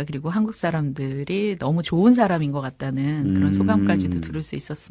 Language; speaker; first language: Korean; native; Korean